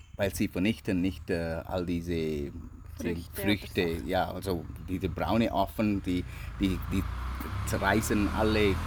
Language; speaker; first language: German; non-native, fluent; Sinhala